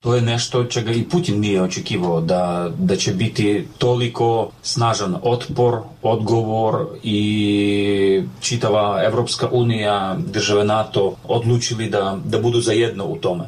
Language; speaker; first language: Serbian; non-native, fluent; Ukrainian